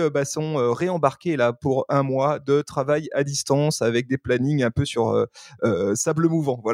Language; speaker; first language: French; native; French